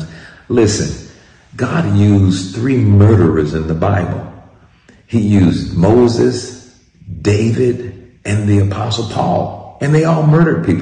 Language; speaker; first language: English; native; English